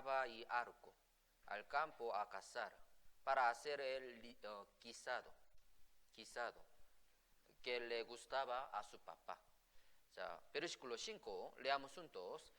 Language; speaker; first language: Spanish; non-native, fluent; Korean